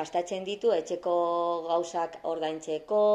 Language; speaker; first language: Basque; non-native, local second language; Spanish